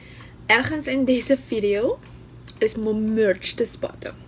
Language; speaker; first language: Dutch; non-native, local second language; Papiamento